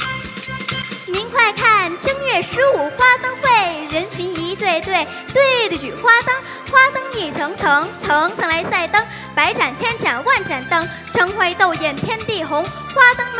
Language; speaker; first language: Chinese; non-native, fluent; Thai